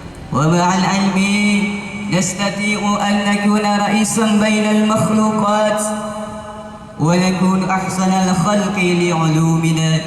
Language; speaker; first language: Arabic; non-native, learner; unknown